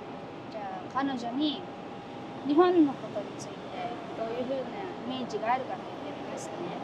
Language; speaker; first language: Japanese; non-native, fluent; Filipino